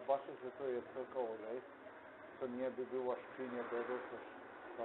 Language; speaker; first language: Polish; non-native, learner; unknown